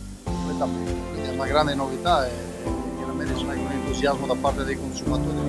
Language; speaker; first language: Italian; native; Italian